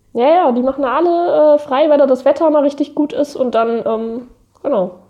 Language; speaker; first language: German; native; German